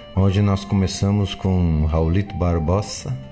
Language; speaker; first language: Portuguese; native; Portuguese